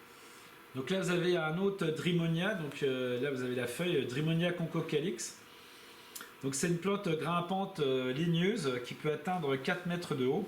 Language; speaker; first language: French; native; French